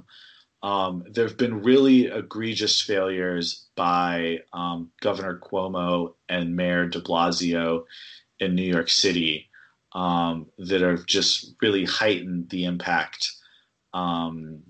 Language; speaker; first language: English; native; English